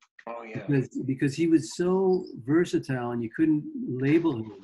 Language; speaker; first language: English; native; English